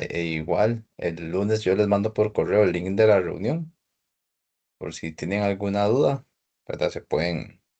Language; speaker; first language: Spanish; native; Spanish